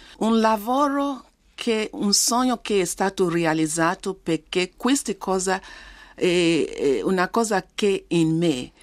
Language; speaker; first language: Italian; non-native, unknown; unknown